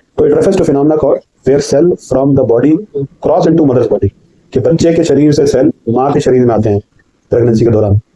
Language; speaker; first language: Hindi; native; Hindi